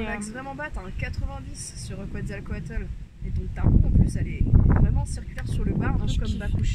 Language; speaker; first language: French; native; French